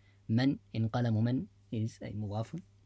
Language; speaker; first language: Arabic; non-native, fluent; English